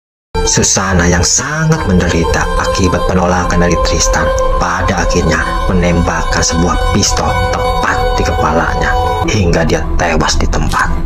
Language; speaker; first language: Indonesian; native; Indonesian